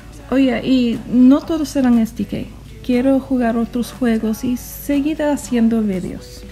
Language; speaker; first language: Spanish; non-native, learner; English